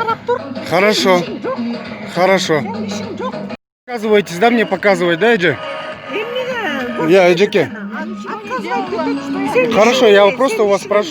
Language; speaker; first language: Russian; non-native, local second language; Kyrgyz